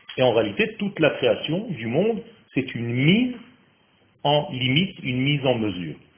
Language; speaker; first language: French; non-native, fluent; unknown